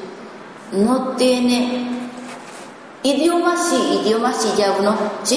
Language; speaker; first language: Spanish; non-native, learner; Japanese